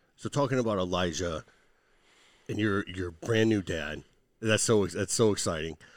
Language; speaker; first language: English; native; English